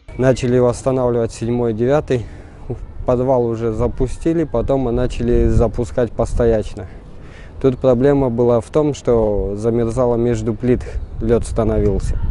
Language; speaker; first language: Russian; native; Russian